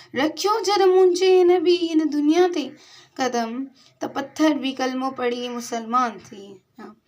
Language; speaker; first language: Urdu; non-native, local second language; Sindhi